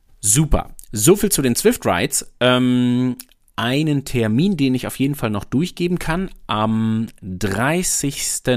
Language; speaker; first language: German; native; German